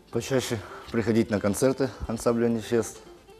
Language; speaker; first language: Russian; native; Russian